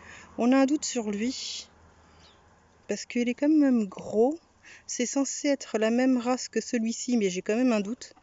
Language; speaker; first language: French; native; French